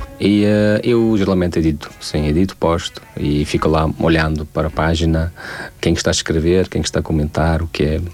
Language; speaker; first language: Portuguese; non-native, learner; Tajik